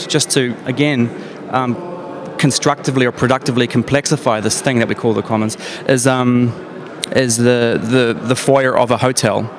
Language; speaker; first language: English; native; English